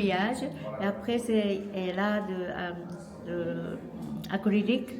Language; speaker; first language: French; non-native, learner; Japanese